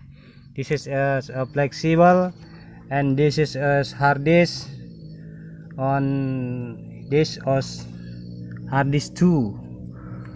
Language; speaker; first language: English; non-native, learner; Indonesian